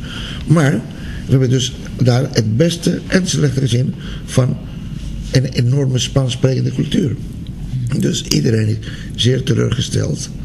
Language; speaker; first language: Dutch; non-native, fluent; Spanish